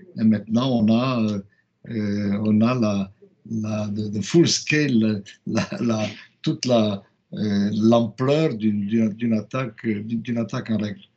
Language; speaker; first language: French; non-native, fluent; Romanian